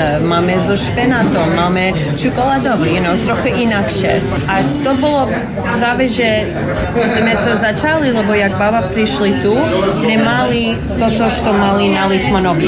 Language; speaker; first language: Slovak; early bilingual, heritage; English